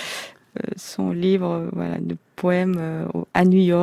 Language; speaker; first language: French; non-native, fluent; Korean